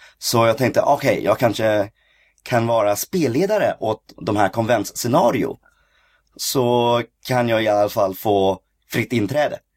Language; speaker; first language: Swedish; early bilingual, other home language; Cantonese